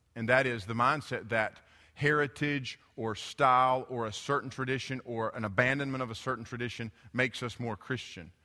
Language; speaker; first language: English; native; English